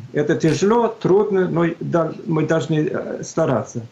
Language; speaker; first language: Russian; non-native, fluent; Swedish